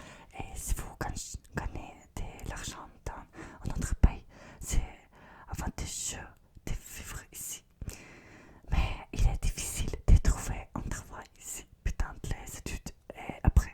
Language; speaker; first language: French; non-native, learner; Russian